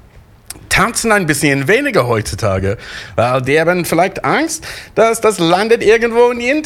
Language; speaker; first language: German; non-native, learner; English